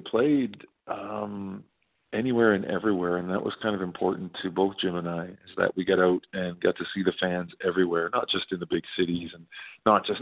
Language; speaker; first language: English; native; English